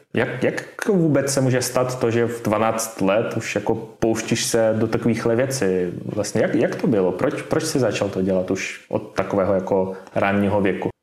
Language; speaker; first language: Czech; native; Czech